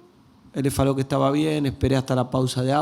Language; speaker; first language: Portuguese; non-native, learner; Spanish